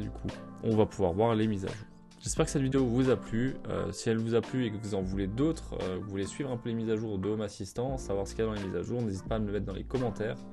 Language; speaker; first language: French; native; French